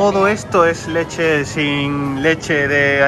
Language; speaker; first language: Spanish; native; Spanish